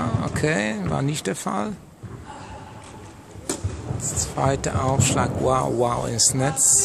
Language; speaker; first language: German; non-native, fluent; Polish